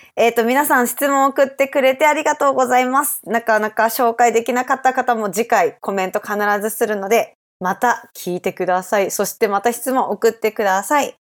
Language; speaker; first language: Japanese; native; Japanese